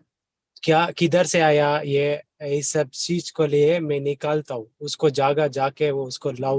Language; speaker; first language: Hindi; non-native, learner; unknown